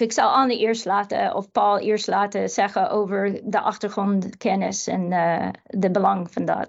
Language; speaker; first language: Dutch; non-native, fluent; English